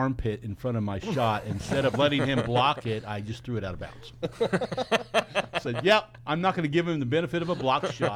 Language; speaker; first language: English; native; English